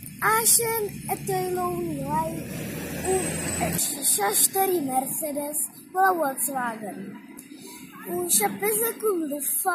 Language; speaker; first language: Arabic; early bilingual, heritage; Arabic